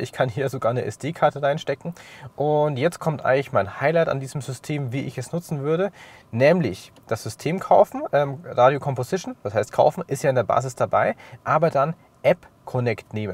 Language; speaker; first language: German; native; German